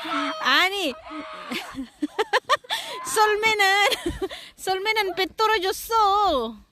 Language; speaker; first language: Korean; non-native, fluent; Filipino